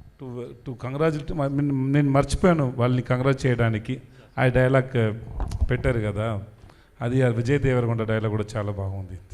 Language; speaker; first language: Telugu; non-native, learner; Tamil